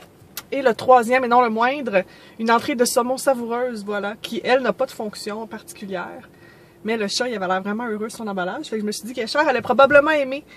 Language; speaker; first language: French; native; French